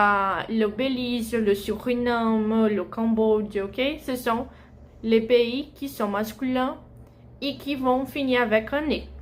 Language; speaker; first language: French; non-native, fluent; Portuguese